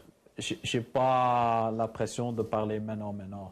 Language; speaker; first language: French; non-native, learner; Dutch